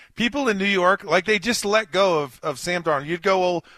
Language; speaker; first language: English; native; English